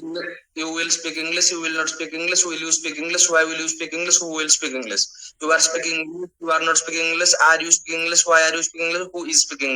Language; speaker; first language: English; non-native, learner; Hindi